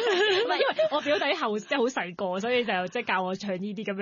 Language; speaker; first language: Cantonese; native; Cantonese